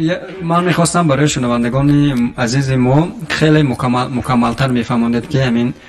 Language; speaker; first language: Persian; native; Persian